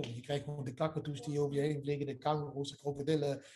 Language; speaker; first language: Dutch; native; Dutch